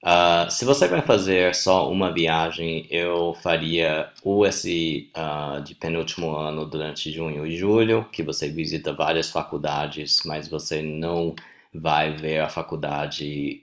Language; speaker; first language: Portuguese; non-native, fluent; English